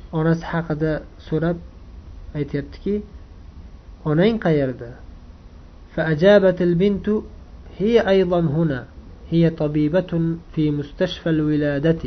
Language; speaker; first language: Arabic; non-native, fluent; Uzbek